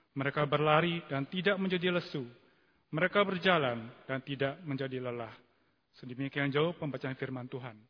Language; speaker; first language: Indonesian; native; Indonesian